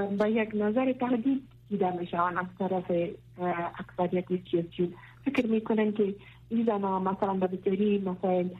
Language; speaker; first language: Persian; non-native, local second language; Pashto